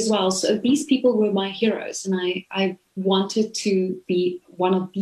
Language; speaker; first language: English; non-native, local second language; Afrikaans